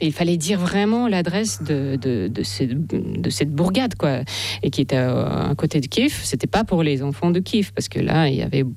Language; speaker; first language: French; non-native, fluent; Russian